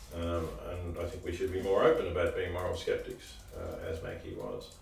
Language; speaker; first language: English; native; English